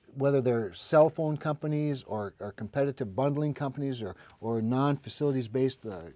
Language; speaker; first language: English; native; English